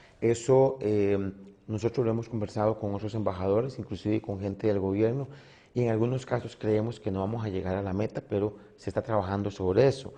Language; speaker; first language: Spanish; native; Spanish